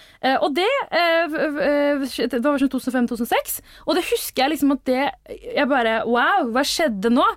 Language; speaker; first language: Norwegian; early bilingual, other home language; Tamil